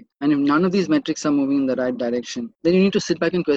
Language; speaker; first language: English; non-native, local second language; Marathi